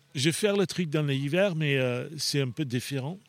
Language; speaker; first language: French; non-native, fluent; Afrikaans